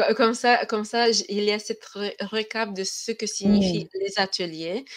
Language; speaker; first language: French; non-native, fluent; Romanian